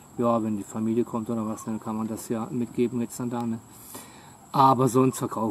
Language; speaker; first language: German; native; German